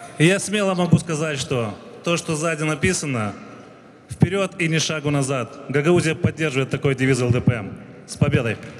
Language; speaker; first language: Russian; non-native, local second language; Gagauz